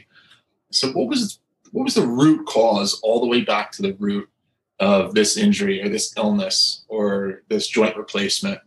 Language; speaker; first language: English; native; English